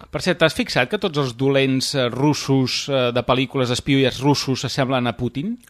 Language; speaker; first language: Catalan; native; Catalan